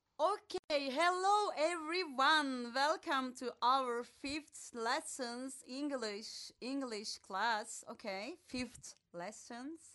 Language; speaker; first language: English; non-native, fluent; Turkish